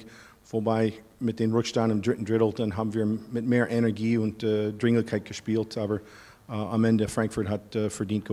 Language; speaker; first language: German; non-native, fluent; English